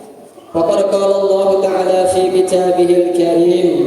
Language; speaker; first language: Indonesian; native; Indonesian